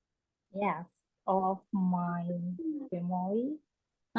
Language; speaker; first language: English; non-native, learner; Indonesian